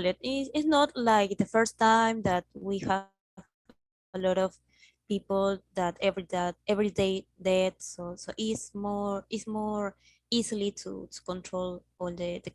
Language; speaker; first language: English; non-native, learner; Spanish